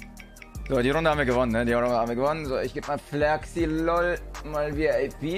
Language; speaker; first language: German; native; German